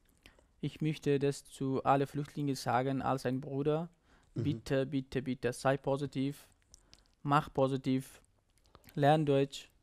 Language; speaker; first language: German; non-native, learner; Persian